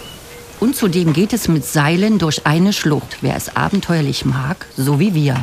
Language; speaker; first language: German; native; German